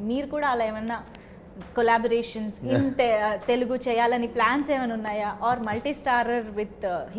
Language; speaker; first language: Telugu; native; Telugu